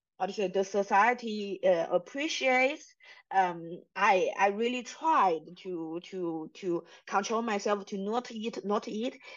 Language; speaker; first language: English; non-native, fluent; Chinese